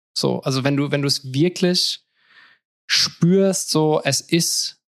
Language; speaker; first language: German; native; German